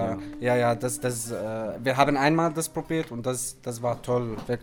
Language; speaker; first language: German; non-native, fluent; Arabic